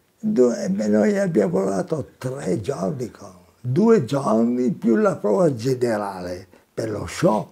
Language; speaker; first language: Italian; native; Italian